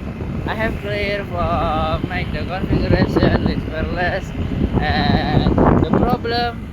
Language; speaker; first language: English; non-native, learner; Indonesian